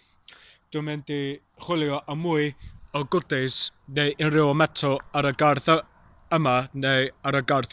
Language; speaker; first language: Welsh; non-native, local second language; English